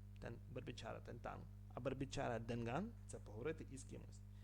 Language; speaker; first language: Indonesian; non-native, learner; Ukrainian